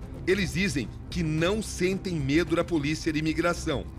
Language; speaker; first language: Spanish; non-native, fluent; Portuguese